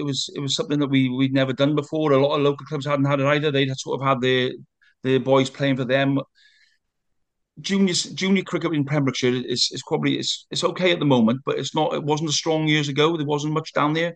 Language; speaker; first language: English; native; English